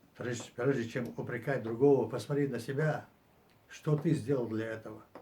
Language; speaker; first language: Russian; non-native, local second language; Chechen